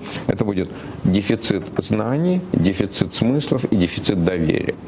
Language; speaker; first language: Russian; native; Russian